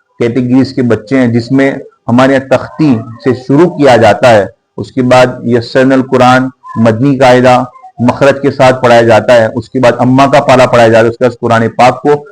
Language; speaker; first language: Urdu; non-native, local second language; Gujarati